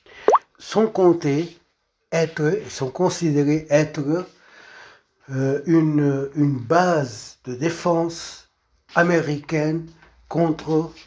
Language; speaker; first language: French; non-native, local second language; Arabic